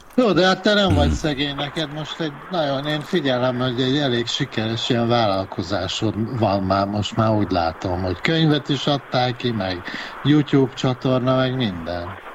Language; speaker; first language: Hungarian; native; Hungarian